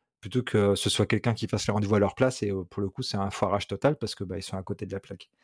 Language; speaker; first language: French; native; French